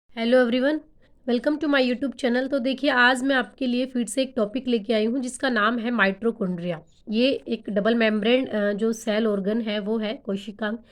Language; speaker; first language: Hindi; native; Hindi